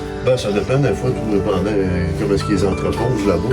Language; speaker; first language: French; native; French